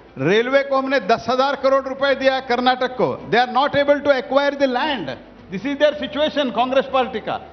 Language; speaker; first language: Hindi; non-native, local second language; Kannada